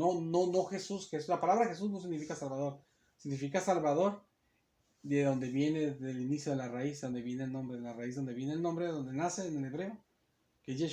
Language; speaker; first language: Spanish; native; Spanish